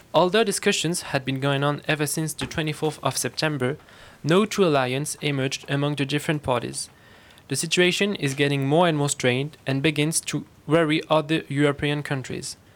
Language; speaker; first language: English; non-native, fluent; French